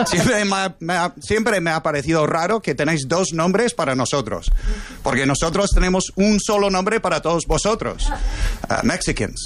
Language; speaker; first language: Spanish; non-native, fluent; English